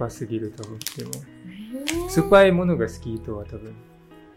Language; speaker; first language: Japanese; non-native, learner; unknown